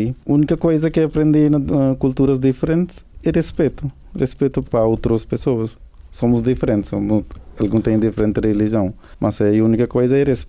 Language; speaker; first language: Portuguese; non-native, learner; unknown